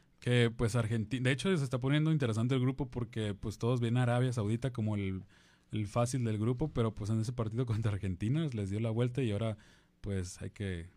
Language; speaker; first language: Spanish; native; Spanish